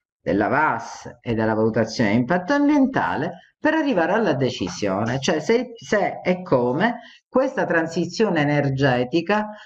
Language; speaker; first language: Italian; native; Italian